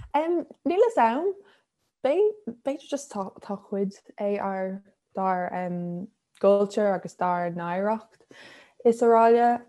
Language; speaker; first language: Irish; non-native, local second language; English